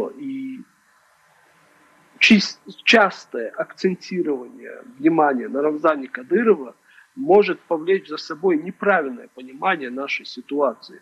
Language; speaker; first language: Russian; non-native, local second language; Chechen